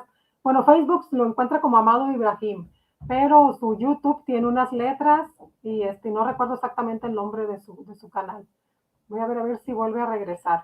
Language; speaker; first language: Spanish; native; Spanish